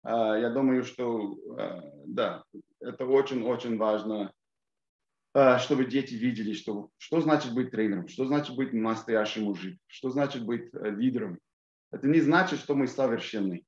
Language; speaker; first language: Russian; non-native, fluent; English